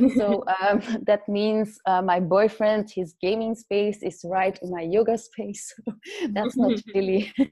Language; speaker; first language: English; non-native, fluent; Dutch